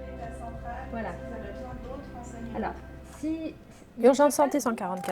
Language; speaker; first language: French; native; French